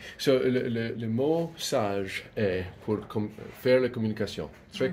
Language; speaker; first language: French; non-native, learner; English